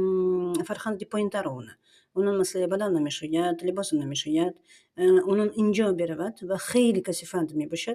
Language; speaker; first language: Persian; non-native, learner; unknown